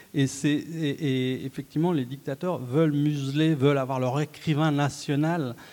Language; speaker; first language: French; early bilingual, other home language; Arabic